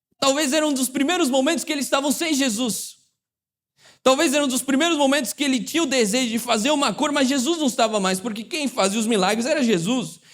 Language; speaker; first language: Portuguese; early bilingual, other home language; Spanish